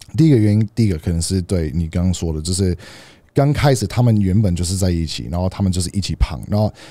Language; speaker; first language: Chinese; non-native, fluent; English